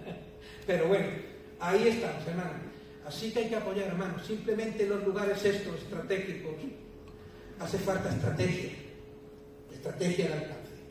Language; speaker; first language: Spanish; native; Spanish